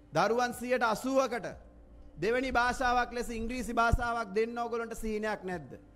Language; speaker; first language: Sinhala; native; Sinhala